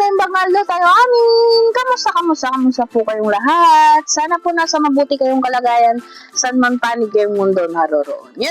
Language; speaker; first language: Filipino; non-native, local second language; Iloko